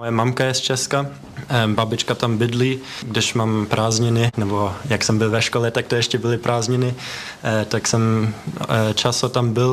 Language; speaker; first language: Czech; early bilingual, heritage; Czech